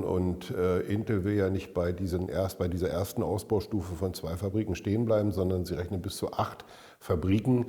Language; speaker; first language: German; native; German